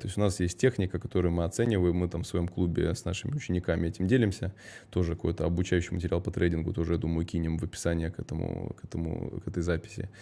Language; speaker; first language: Russian; early bilingual, heritage; Russian